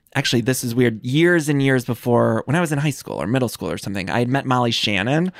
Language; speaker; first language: English; native; English